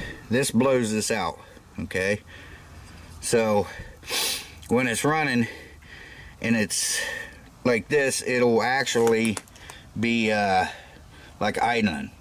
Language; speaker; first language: English; native; English